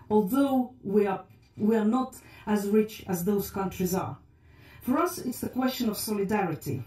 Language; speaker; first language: English; non-native, fluent; Estonian